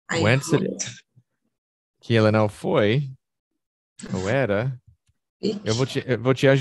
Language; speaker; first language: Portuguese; non-native, fluent; English